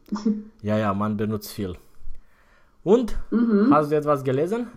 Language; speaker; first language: German; non-native, fluent; Romanian